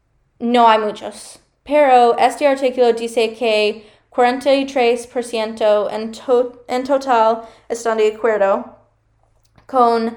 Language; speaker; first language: Spanish; non-native, learner; English